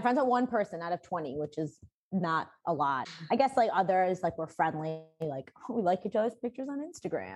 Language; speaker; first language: English; native; English